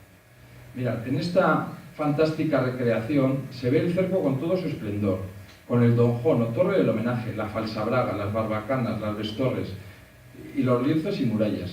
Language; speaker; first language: Spanish; native; Spanish